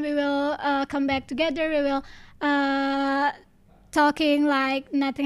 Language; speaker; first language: English; non-native, learner; Indonesian